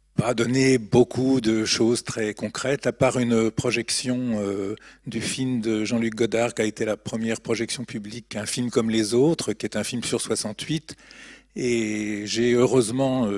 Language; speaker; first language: French; native; French